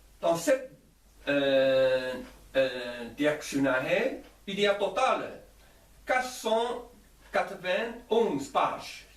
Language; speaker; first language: French; non-native, learner; Chinese